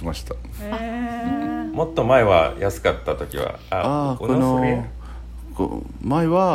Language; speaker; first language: Japanese; non-native, learner; Arabic